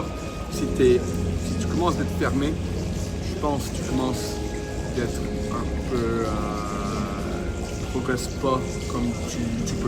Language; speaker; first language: French; non-native, fluent; English